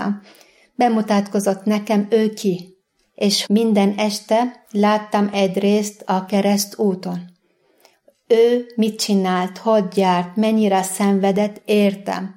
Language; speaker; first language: Hungarian; non-native, fluent; Arabic